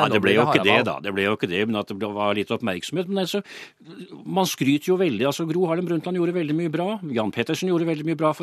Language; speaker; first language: Norwegian; native; Norwegian